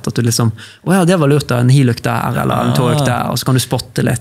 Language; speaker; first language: Norwegian; native; Norwegian